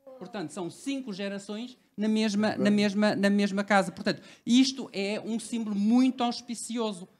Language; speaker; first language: Portuguese; early bilingual, other home language; Cantonese